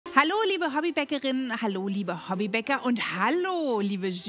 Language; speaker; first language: German; native; German